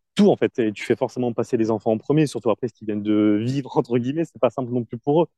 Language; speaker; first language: French; native; French